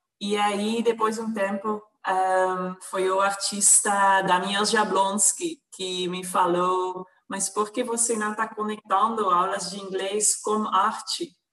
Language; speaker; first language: Portuguese; non-native, fluent; Dutch